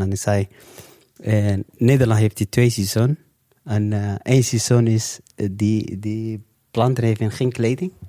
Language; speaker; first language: Dutch; non-native, local second language; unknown